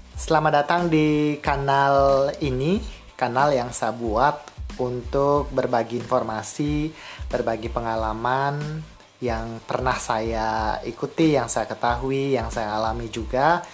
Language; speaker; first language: Indonesian; non-native, local second language; Balinese